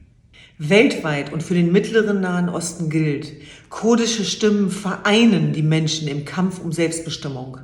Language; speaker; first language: German; early bilingual, other home language; Kurdish